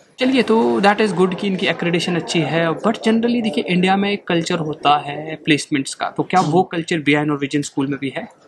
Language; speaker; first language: Hindi; native; Hindi